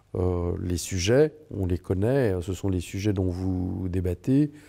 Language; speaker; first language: French; native; French